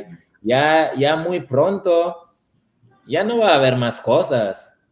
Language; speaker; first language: Spanish; early bilingual, heritage; Spanish